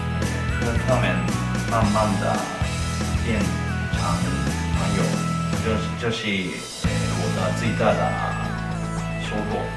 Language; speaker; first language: Chinese; non-native, fluent; Japanese